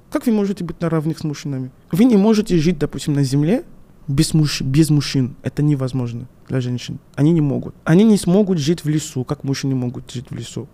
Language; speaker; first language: Russian; non-native, fluent; French